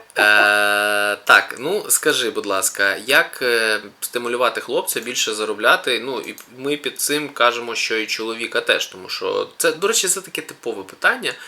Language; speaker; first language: Ukrainian; native; Ukrainian